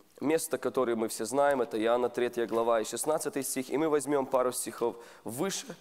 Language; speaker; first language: Russian; native; Russian